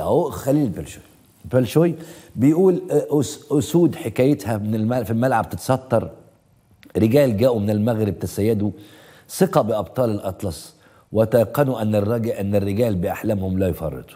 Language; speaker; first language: Arabic; native; Arabic